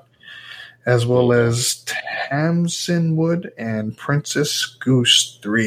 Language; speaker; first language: English; native; English